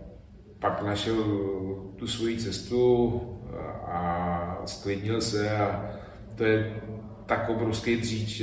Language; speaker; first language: Czech; native; Czech